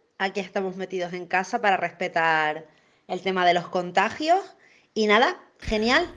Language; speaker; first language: Spanish; native; Spanish